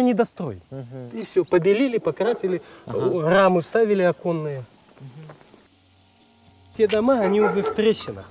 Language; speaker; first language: Russian; native; Russian